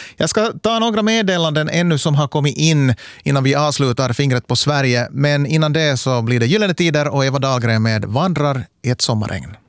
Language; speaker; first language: Swedish; native; Swedish